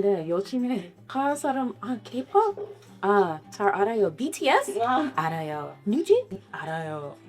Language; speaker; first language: Korean; non-native, learner; English